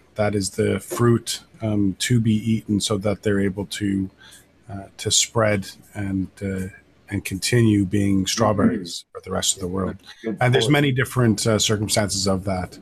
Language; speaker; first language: English; native; English